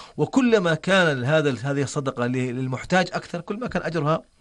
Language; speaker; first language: Arabic; native; Arabic